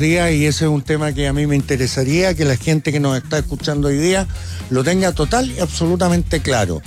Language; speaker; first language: Spanish; native; Spanish